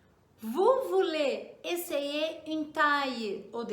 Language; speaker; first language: French; non-native, fluent; Portuguese